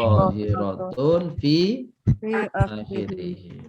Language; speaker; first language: Arabic; non-native, fluent; Indonesian